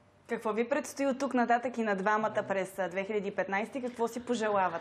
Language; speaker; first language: Bulgarian; native; Bulgarian